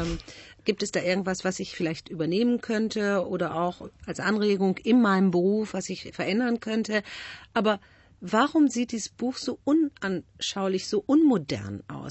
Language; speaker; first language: German; native; German